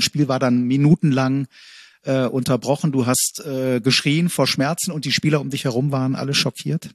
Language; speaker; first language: German; native; German